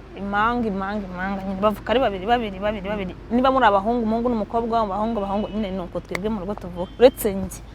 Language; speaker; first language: Kinyarwanda; early bilingual, heritage; Kinyarwanda